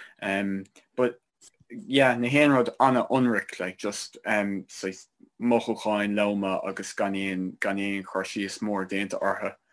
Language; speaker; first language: Irish; non-native, local second language; English